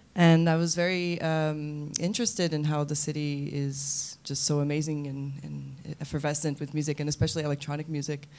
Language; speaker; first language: English; non-native, fluent; Spanish